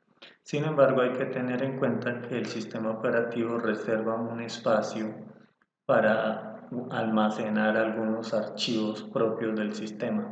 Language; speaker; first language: Spanish; native; Spanish